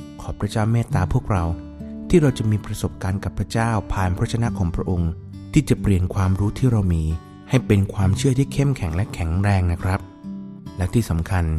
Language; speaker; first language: Thai; native; Thai